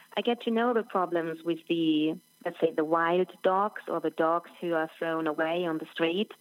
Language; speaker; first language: English; non-native, fluent; German